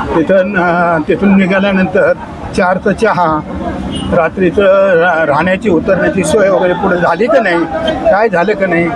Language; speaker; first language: Marathi; native; Marathi